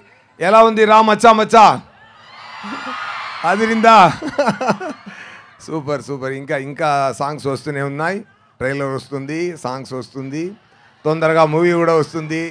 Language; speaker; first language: Telugu; non-native, fluent; Tamil